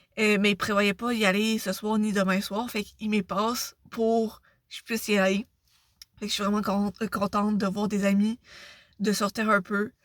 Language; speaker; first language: French; native; French